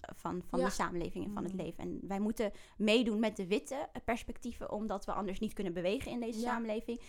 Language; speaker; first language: Dutch; native; Dutch